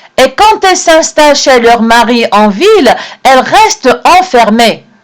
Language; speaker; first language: French; non-native, local second language; Arabic